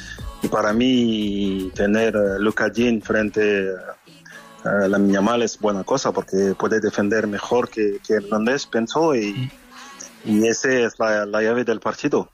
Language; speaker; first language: Spanish; non-native, learner; French